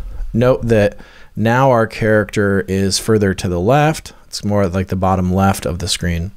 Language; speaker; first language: English; native; English